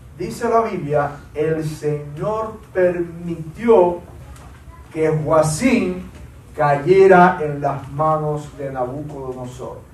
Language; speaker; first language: Spanish; native; Spanish